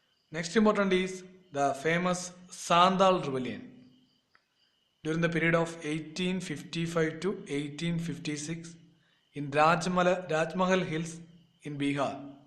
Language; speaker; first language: English; non-native, local second language; Malayalam